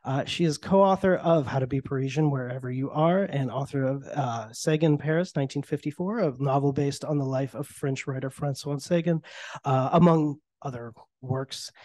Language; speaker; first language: English; native; English